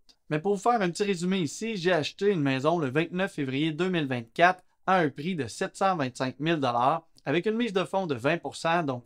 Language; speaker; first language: French; native; French